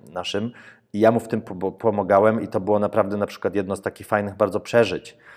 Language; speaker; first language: Polish; early bilingual, heritage; Polish